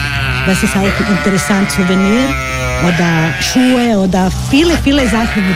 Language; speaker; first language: German; non-native, learner; Croatian